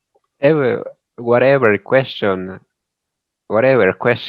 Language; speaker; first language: English; non-native, learner; Spanish